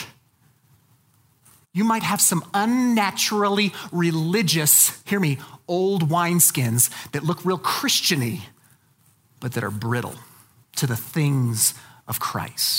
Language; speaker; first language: English; native; English